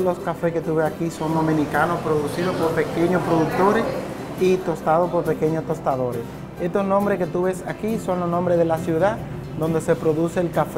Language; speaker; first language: Spanish; native; Spanish